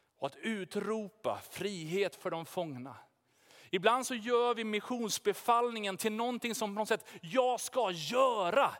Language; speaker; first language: Swedish; native; Swedish